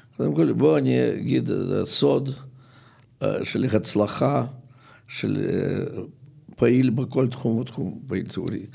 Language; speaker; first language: Hebrew; non-native, fluent; Russian